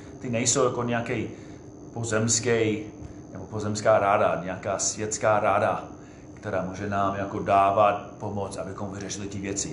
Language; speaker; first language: Czech; non-native, fluent; English